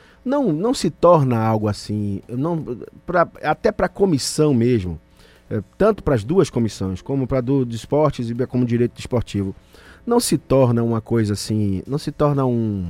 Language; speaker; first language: Portuguese; native; Portuguese